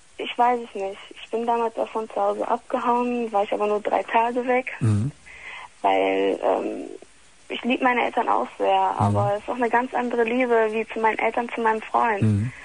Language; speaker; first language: German; early bilingual, other home language; Italian